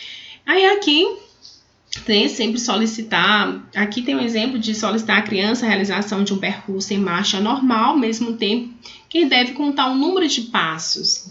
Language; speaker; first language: Portuguese; native; Portuguese